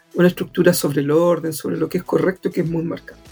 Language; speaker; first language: Spanish; native; Spanish